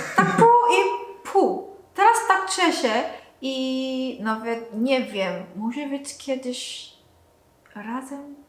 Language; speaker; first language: Polish; non-native, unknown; Korean